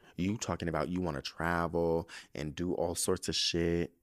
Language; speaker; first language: English; native; English